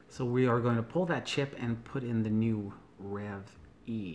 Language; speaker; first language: English; native; English